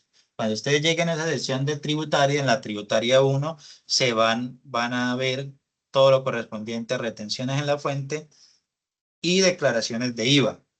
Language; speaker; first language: Spanish; native; Spanish